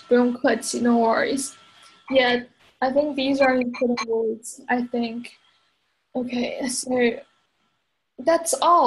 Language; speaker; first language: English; non-native, fluent; Chinese